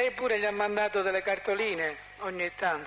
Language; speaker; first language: Italian; native; Italian